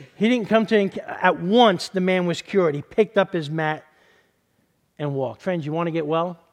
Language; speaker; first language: English; native; English